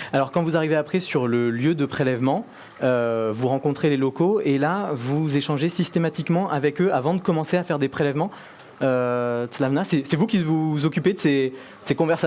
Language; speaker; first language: French; native; French